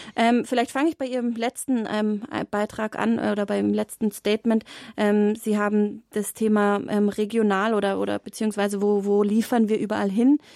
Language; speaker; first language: German; native; German